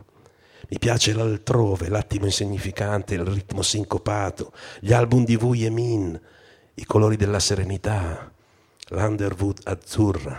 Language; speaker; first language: Italian; native; Italian